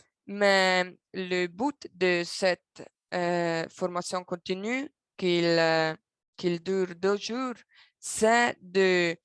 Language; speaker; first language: French; non-native, local second language; Italian